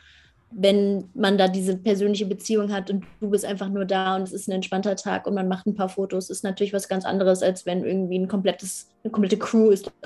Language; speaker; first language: German; native; German